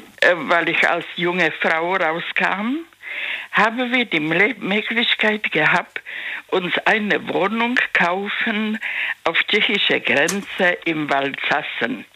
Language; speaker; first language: German; non-native, learner; Czech